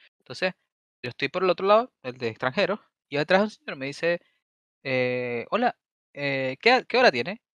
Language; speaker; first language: Spanish; native; Spanish